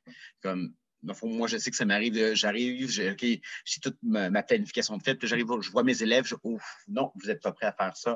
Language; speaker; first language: French; native; French